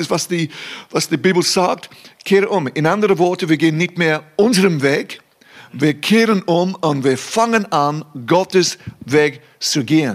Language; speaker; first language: German; non-native, fluent; English